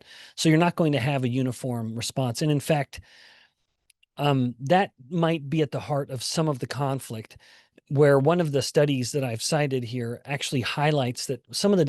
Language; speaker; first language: English; native; English